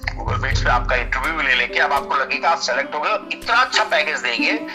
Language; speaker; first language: Hindi; native; Hindi